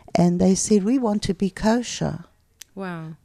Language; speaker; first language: English; native; English